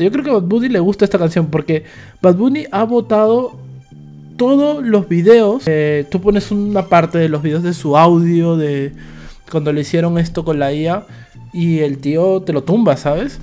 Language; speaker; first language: Spanish; native; Spanish